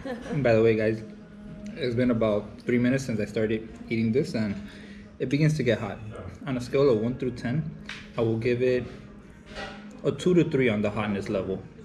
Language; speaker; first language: English; native; English